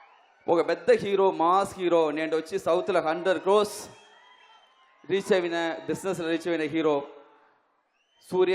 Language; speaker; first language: Telugu; non-native, learner; Tamil